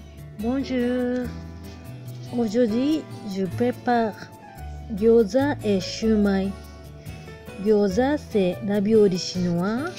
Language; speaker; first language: French; non-native, learner; Japanese